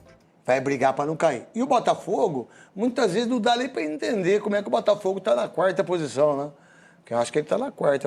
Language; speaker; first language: Portuguese; native; Portuguese